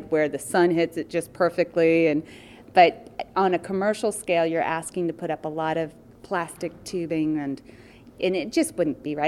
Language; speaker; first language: English; native; English